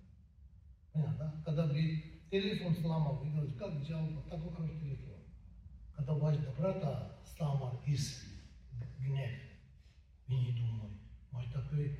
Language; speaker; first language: Russian; non-native, learner; Tibetan